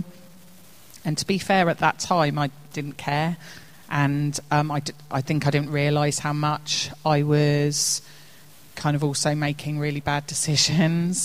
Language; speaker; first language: English; native; English